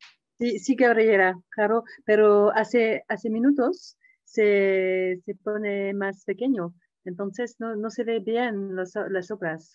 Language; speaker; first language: Spanish; non-native, fluent; English